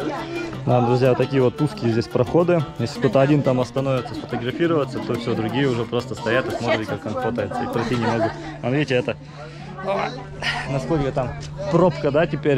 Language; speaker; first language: Russian; native; Russian